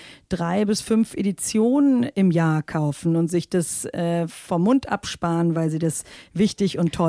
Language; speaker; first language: German; native; German